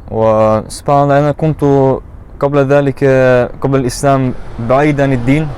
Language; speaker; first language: Arabic; non-native, learner; German